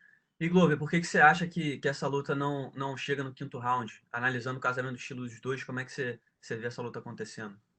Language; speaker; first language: Portuguese; native; Portuguese